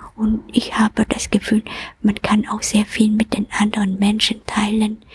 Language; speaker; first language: German; non-native, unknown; Vietnamese